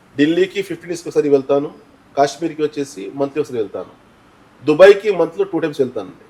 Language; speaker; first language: Telugu; non-native, local second language; Urdu